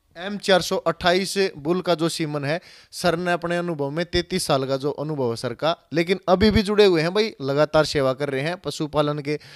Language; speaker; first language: Hindi; native; Hindi